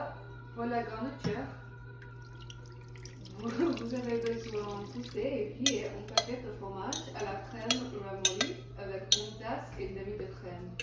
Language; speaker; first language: French; non-native, learner; English